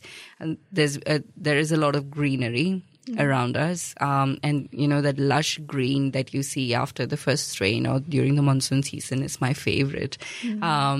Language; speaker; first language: English; non-native, local second language; Malayalam